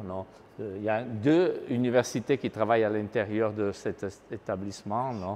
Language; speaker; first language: French; non-native, fluent; Italian